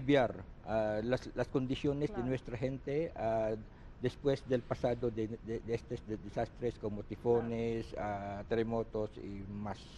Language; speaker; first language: Spanish; non-native, learner; Filipino